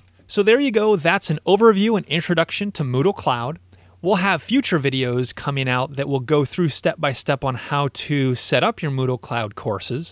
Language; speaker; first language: English; native; English